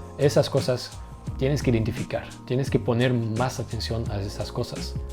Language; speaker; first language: Spanish; non-native, fluent; Dutch